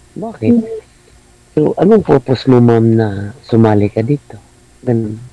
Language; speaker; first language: Filipino; non-native, local second language; Cebuano